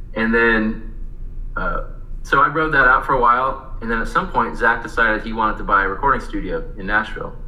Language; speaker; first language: English; native; English